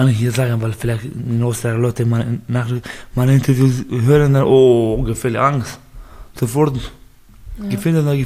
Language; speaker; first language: German; non-native, learner; Persian